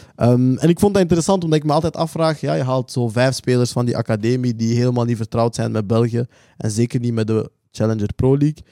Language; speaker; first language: Dutch; native; Dutch